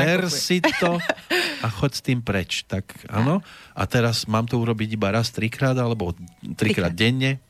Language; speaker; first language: Slovak; native; Slovak